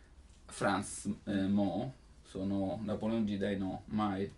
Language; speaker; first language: Japanese; non-native, learner; Italian